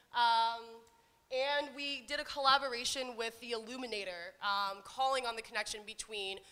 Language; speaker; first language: English; native; English